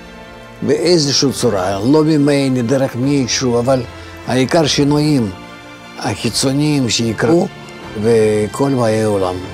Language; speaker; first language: Hebrew; non-native, fluent; Russian